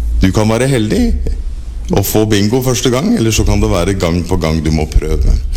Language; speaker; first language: Norwegian; native; Norwegian